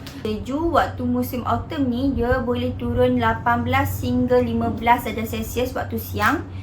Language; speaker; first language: Malay; native; Malay